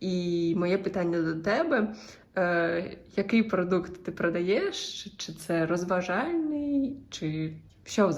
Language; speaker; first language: Ukrainian; native; Ukrainian